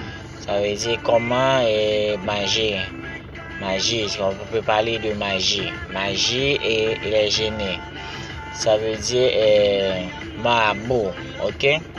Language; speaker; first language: French; non-native, learner; Haitian Creole